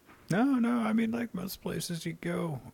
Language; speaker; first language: English; native; English